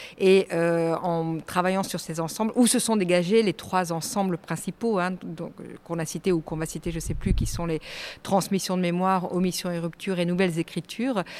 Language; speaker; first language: French; native; French